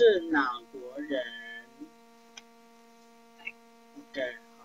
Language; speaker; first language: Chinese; non-native, fluent; Indonesian